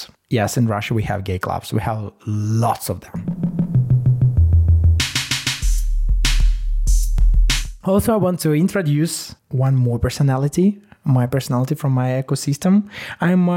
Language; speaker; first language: English; non-native, fluent; Russian